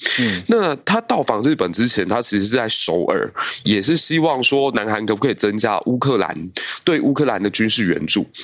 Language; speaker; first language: Chinese; native; Chinese